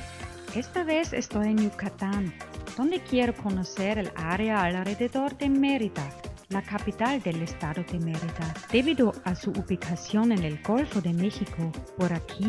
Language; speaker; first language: Spanish; non-native, fluent; German